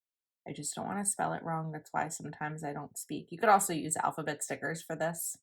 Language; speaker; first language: English; native; English